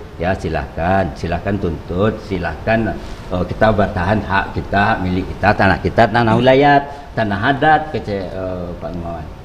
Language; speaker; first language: Indonesian; non-native, local second language; Minangkabau